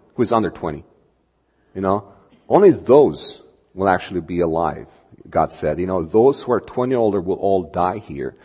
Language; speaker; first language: English; non-native, fluent; Romanian